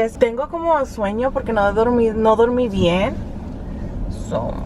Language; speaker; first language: Spanish; early bilingual, heritage; English